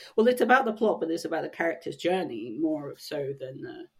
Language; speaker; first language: English; native; English